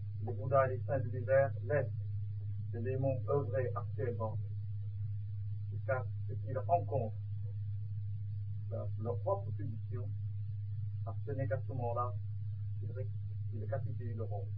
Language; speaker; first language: French; non-native, fluent; Vietnamese